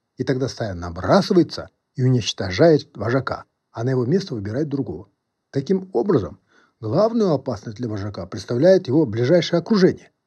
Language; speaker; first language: Russian; non-native, local second language; Kazakh